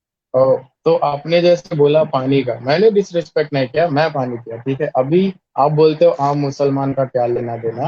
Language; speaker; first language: Hindi; native; Hindi